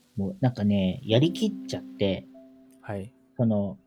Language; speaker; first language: Japanese; native; Japanese